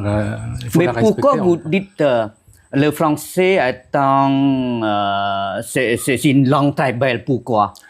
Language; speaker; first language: French; non-native, fluent; Khmer